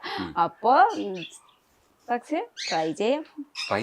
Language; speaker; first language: Malayalam; non-native, learner; Nepali